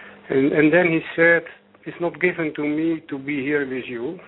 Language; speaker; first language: English; non-native, fluent; Dutch